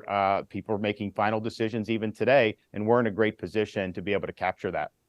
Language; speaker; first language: English; native; English